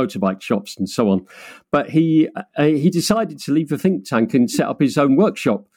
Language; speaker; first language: English; native; English